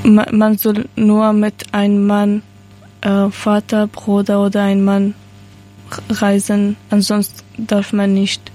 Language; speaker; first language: German; non-native, learner; Persian